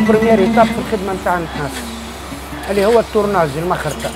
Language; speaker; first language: Arabic; native; Arabic